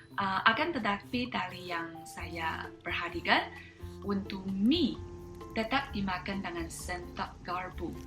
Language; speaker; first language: Indonesian; non-native, fluent; Chinese